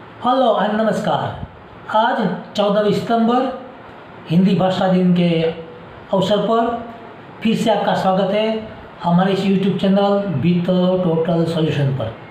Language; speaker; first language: Hindi; non-native, local second language; Gujarati